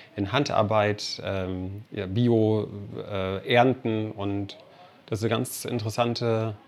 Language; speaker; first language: German; non-native, fluent; English